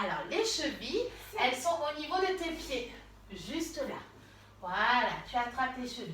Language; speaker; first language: French; native; French